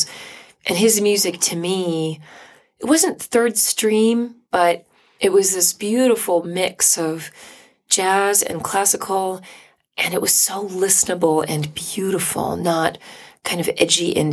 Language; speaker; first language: English; native; English